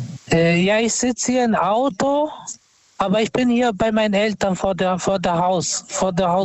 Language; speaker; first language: German; non-native, fluent; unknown